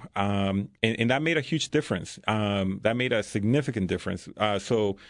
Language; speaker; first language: English; early bilingual, other home language; Spanish